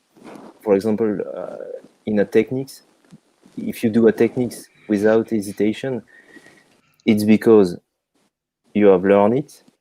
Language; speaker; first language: English; non-native, fluent; French